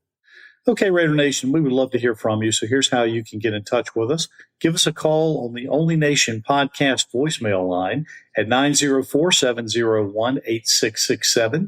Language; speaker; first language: English; native; English